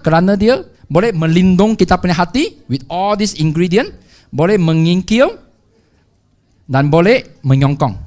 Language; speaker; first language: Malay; non-native, local second language; Chinese